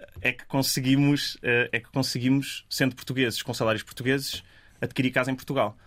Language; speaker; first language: Portuguese; native; Portuguese